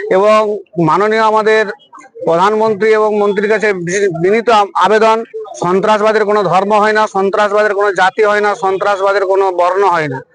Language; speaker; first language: Bangla; non-native, local second language; Santali